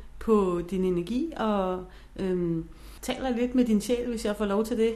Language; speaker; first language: Danish; non-native, fluent; English